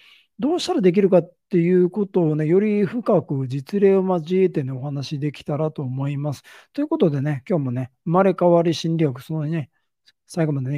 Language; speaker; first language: Japanese; native; Japanese